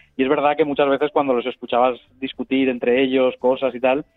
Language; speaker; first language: Spanish; native; Spanish